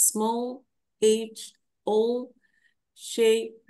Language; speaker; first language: English; non-native, learner; Spanish